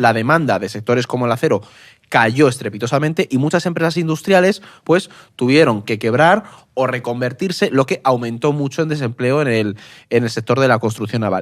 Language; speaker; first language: Spanish; native; Spanish